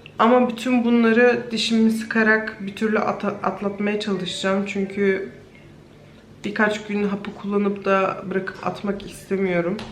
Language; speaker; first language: Turkish; early bilingual, heritage; Turkish